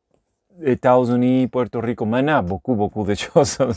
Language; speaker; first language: French; non-native, learner; Spanish